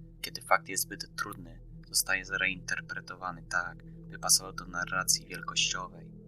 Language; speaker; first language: Polish; native; Polish